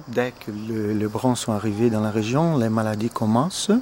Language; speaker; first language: French; non-native, fluent; Portuguese